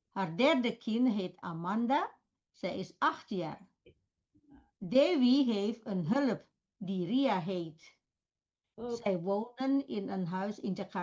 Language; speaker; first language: Dutch; non-native, fluent; Indonesian